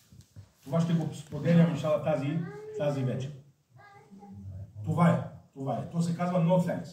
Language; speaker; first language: Bulgarian; non-native, fluent; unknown